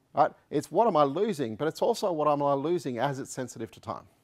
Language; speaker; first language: English; native; English